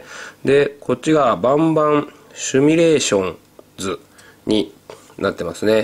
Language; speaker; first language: Japanese; native; Japanese